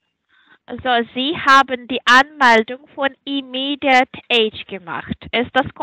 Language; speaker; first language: German; non-native, fluent; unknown